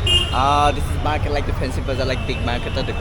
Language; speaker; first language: English; non-native, local second language; Assamese